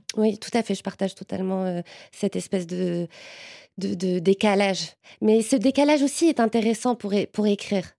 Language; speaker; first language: French; non-native, local second language; Arabic